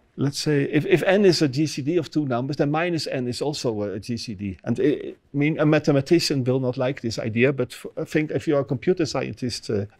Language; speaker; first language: English; non-native, fluent; Dutch